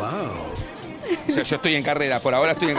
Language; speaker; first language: Spanish; native; Spanish